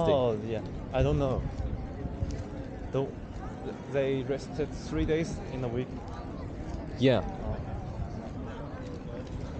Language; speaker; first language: English; non-native, learner; Chinese